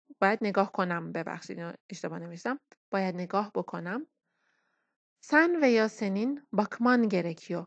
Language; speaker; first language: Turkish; non-native, fluent; Persian